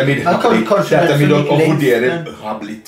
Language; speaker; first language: Norwegian; non-native, fluent; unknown